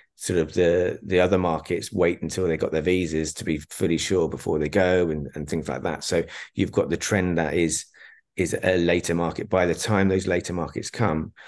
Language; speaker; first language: English; native; English